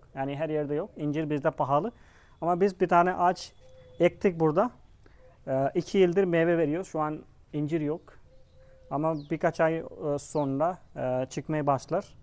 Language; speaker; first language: Turkish; non-native, fluent; Hindi